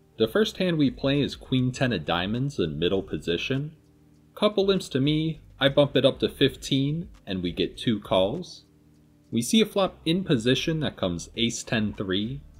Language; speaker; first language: English; native; English